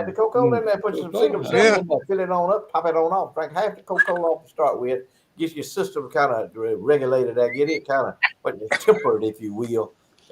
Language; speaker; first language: English; native; English